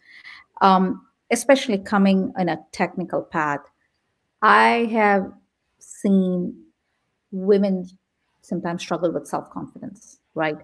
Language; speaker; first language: English; non-native, local second language; Tamil